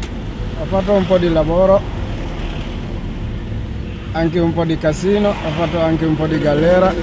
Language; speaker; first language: Italian; non-native, learner; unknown